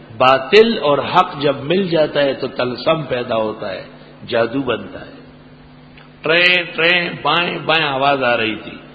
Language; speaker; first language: Urdu; non-native, local second language; Pashto